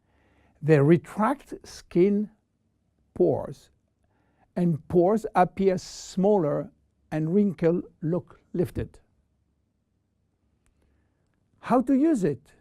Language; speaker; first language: English; non-native, fluent; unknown